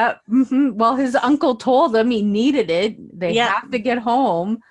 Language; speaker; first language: English; native; English